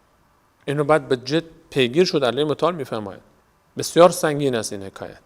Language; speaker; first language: Persian; native; Persian